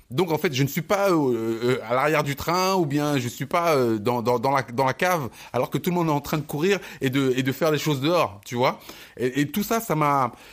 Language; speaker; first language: French; early bilingual, other home language; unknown